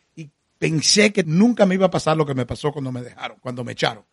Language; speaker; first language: Spanish; early bilingual, heritage; Spanish